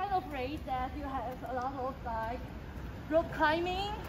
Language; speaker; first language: English; non-native, fluent; Chinese